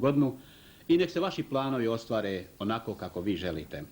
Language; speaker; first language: Croatian; native; Croatian